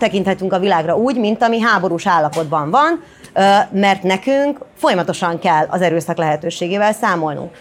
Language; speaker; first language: Hungarian; native; Hungarian